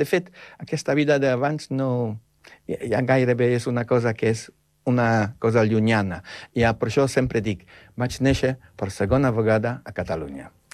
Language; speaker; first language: Catalan; non-native, fluent; Polish